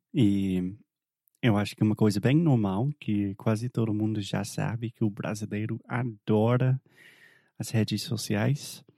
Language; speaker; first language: Portuguese; non-native, fluent; English